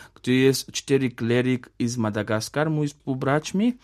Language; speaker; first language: Polish; non-native, learner; Georgian